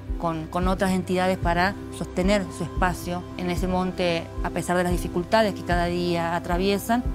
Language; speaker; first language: Spanish; native; Spanish